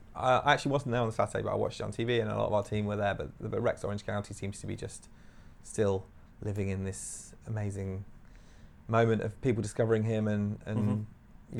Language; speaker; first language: English; native; English